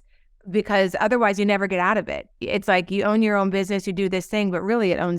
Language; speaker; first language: English; native; English